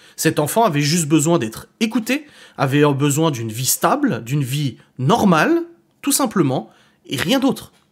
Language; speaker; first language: French; native; French